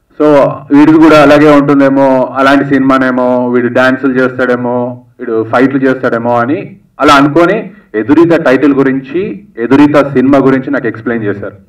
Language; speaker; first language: Telugu; native; Telugu